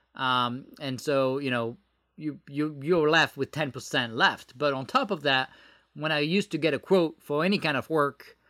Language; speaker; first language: English; non-native, fluent; French